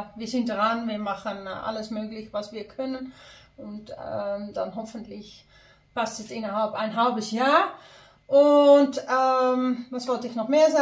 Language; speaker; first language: German; non-native, learner; Dutch